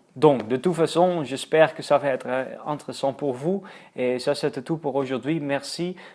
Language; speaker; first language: French; non-native, fluent; Dutch